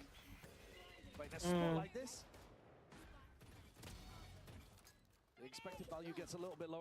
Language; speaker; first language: English; native; English